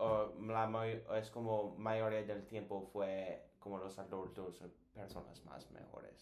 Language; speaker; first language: Spanish; non-native, learner; English